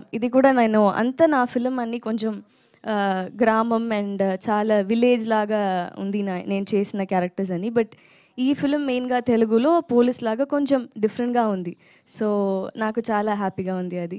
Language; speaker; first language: Telugu; non-native, learner; Tamil